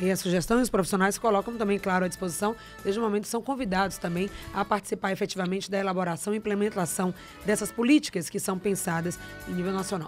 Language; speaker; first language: Portuguese; native; Portuguese